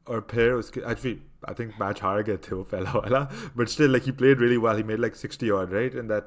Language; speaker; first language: Urdu; native; Urdu